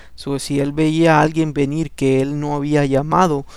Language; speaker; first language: Spanish; early bilingual, heritage; Spanish